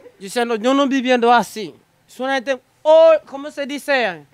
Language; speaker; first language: Spanish; non-native, learner; Haitian Creole